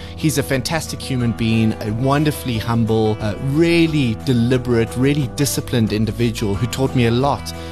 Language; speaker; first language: English; native; English